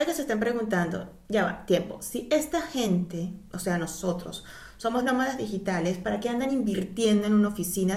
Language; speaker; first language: Spanish; native; Spanish